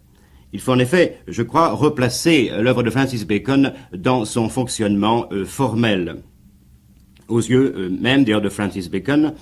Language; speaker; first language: French; native; French